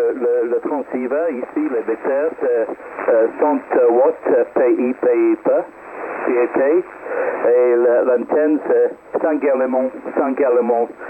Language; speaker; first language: French; non-native, learner; English